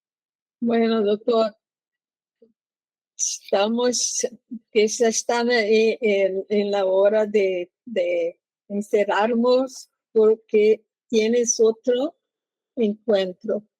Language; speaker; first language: Spanish; non-native, learner; Portuguese